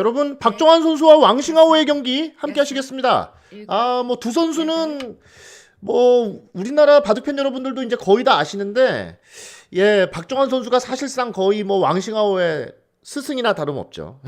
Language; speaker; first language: Korean; native; Korean